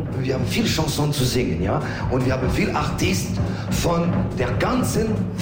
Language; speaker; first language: German; non-native, learner; French